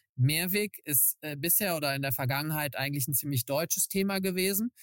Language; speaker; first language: German; native; German